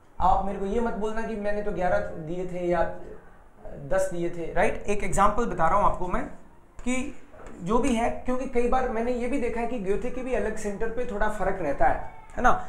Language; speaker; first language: Hindi; native; Hindi